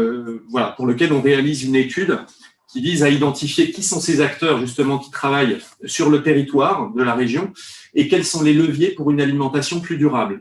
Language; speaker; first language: French; native; French